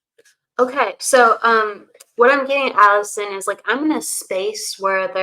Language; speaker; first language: English; native; English